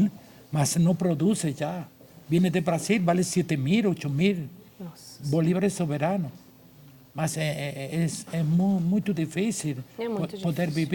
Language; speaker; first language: Portuguese; non-native, learner; Spanish